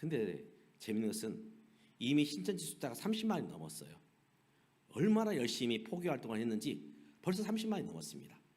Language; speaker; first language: Korean; native; Korean